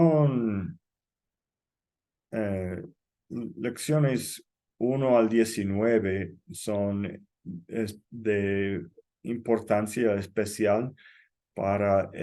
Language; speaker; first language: Spanish; non-native, fluent; English